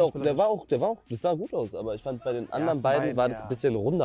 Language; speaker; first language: German; native; German